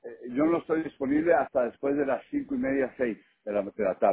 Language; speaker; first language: Spanish; early bilingual, heritage; Spanish